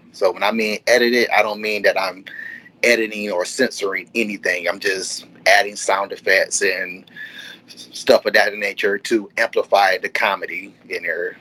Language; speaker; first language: English; native; English